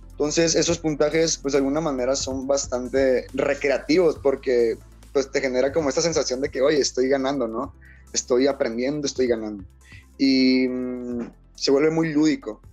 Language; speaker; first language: Spanish; native; Spanish